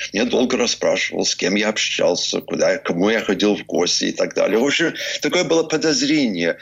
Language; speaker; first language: Russian; early bilingual, heritage; English